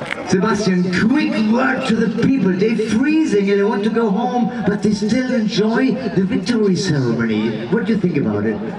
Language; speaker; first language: English; non-native, fluent; German